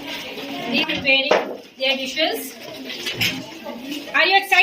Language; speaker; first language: English; non-native, local second language; Hindi